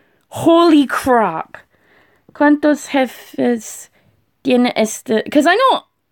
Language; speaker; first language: Spanish; non-native, learner; English